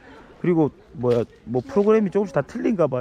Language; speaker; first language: Korean; native; Korean